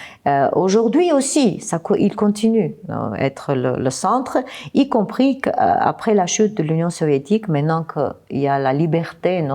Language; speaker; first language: French; non-native, fluent; Armenian